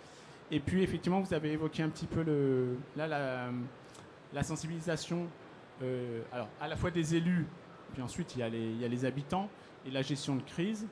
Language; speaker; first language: French; native; French